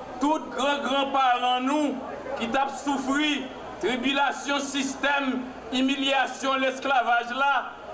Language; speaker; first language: Haitian Creole; native; Haitian Creole